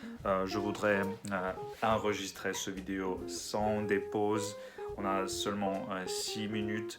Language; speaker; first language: French; non-native, learner; Russian